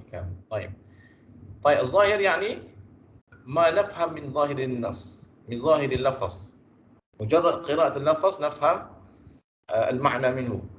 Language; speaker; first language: Arabic; non-native, fluent; Malay